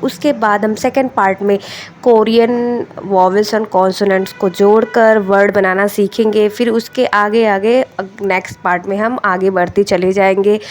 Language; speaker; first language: Hindi; native; Hindi